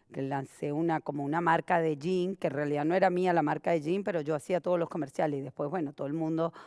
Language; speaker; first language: Spanish; native; Spanish